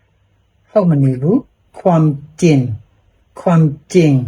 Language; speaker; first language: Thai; non-native, fluent; Burmese